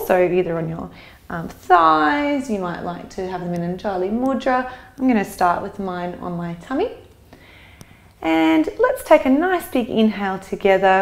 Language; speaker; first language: English; native; English